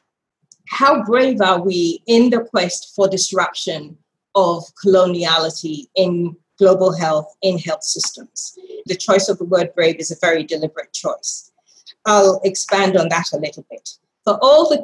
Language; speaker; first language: English; non-native, local second language; Ga